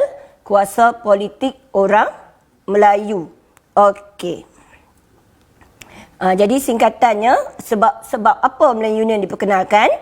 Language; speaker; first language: Malay; native; Malay